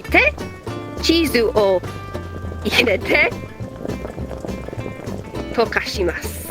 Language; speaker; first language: Japanese; non-native, learner; English